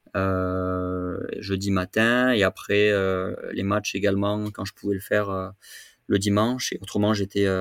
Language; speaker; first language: French; native; French